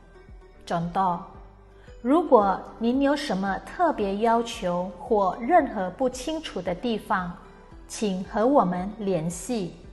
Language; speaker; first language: Chinese; non-native, fluent; Indonesian